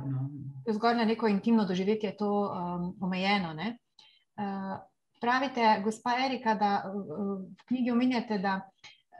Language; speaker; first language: Slovenian; native; Slovenian